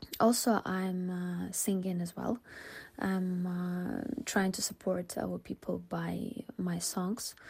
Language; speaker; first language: English; non-native, learner; Ukrainian